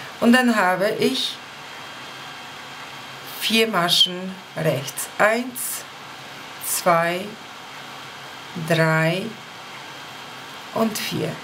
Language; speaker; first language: German; non-native, fluent; Polish